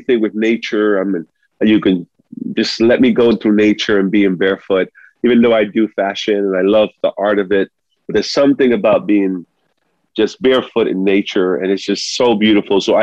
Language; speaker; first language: English; early bilingual, other home language; Spanish